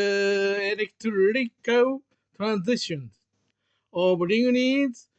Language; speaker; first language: English; non-native, learner; Japanese